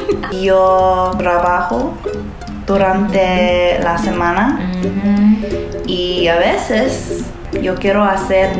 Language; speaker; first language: Spanish; non-native, learner; English